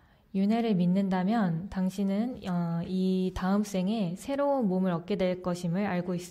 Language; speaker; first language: Korean; native; Korean